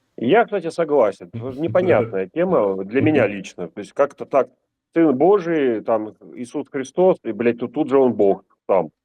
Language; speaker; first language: Russian; native; Russian